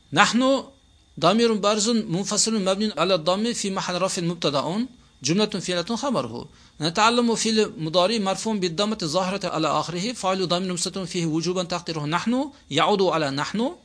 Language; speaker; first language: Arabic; non-native, fluent; Uzbek